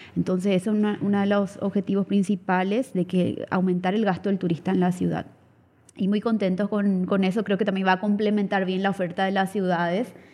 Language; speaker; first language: Spanish; native; Spanish